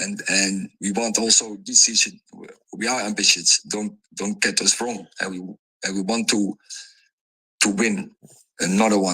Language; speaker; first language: English; non-native, fluent; Dutch